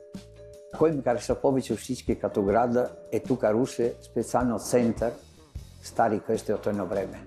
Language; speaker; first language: Bulgarian; non-native, learner; Italian